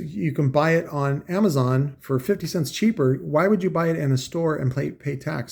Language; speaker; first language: English; native; English